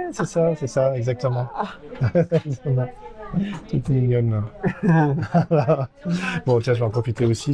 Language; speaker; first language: French; native; French